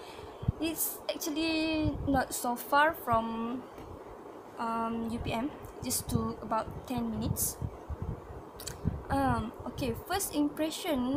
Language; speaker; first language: English; non-native, learner; Malay